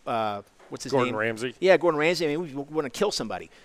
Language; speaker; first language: English; native; English